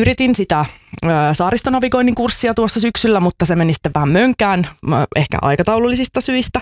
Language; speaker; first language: Finnish; native; Finnish